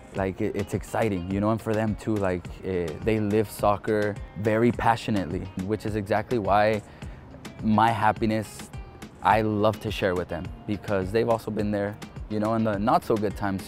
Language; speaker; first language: English; early bilingual, other home language; Spanish